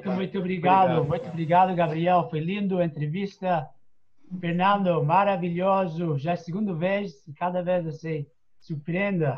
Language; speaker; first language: Portuguese; non-native, fluent; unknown